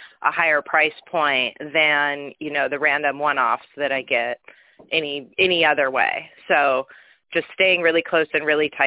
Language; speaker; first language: English; native; English